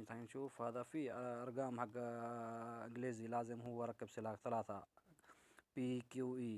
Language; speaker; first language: Arabic; non-native, learner; Urdu